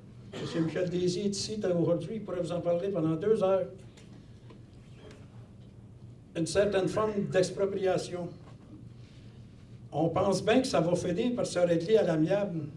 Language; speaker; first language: French; native; French